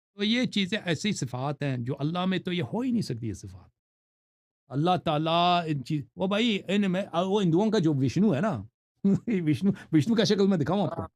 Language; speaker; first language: Urdu; non-native, fluent; Persian